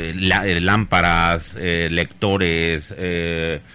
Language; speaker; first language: Spanish; native; Spanish